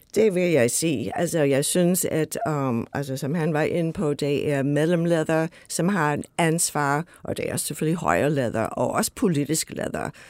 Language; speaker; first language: Danish; non-native, fluent; English